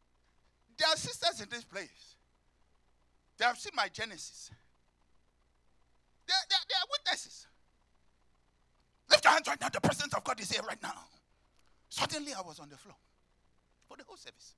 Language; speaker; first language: English; non-native, local second language; Yoruba